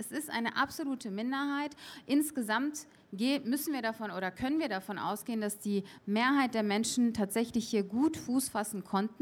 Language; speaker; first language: German; early bilingual, other home language; Turkish